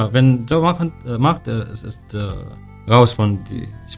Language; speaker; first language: German; non-native, learner; Arabic